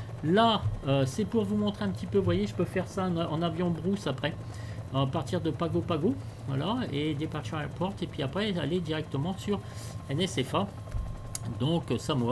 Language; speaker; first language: French; native; French